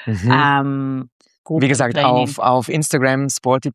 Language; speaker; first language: German; native; German